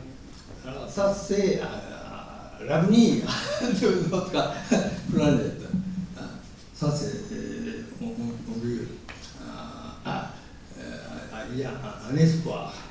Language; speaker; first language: French; non-native, fluent; Japanese